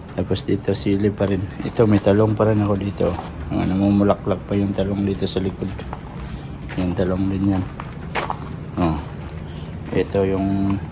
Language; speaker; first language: Filipino; non-native, local second language; Cebuano